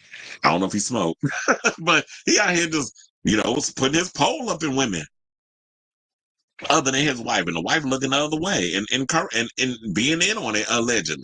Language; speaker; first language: English; native; English